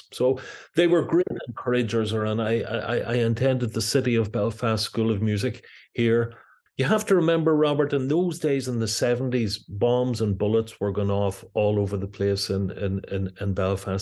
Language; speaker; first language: English; native; English